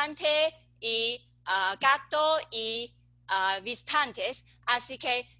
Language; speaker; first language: Spanish; non-native, learner; English